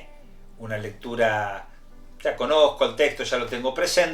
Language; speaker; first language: Spanish; native; Spanish